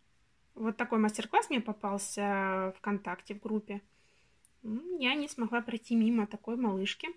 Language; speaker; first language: Russian; native; Russian